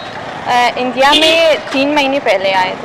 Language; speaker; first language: Hindi; non-native, fluent; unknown